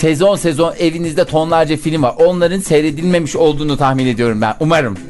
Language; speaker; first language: Turkish; native; Turkish